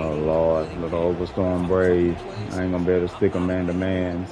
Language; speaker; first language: English; native; English